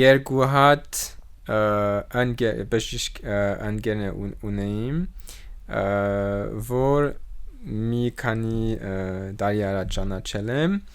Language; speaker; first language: Armenian; non-native, learner; French